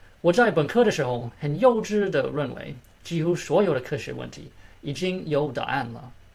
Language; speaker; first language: Chinese; early bilingual, heritage; Chinese